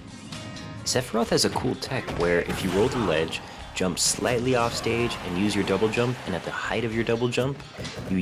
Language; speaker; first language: English; native; English